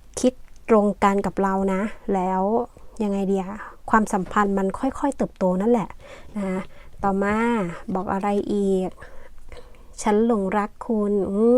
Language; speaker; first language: Thai; native; Thai